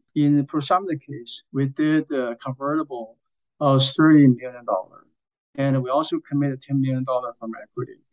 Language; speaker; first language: English; non-native, fluent; Chinese